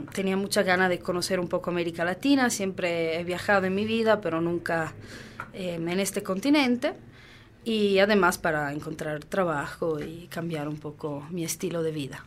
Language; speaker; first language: Spanish; non-native, fluent; Italian